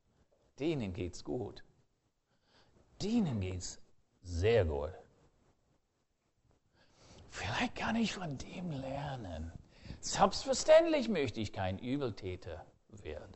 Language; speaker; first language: German; non-native, fluent; English